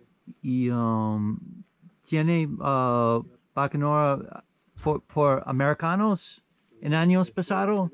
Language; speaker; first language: Spanish; non-native, learner; English